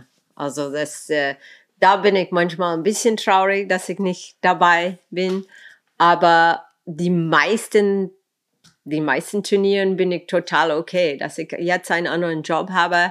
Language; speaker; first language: German; non-native, fluent; English